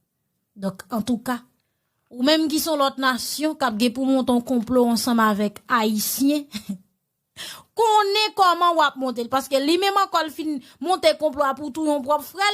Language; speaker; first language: Haitian Creole; native; Haitian Creole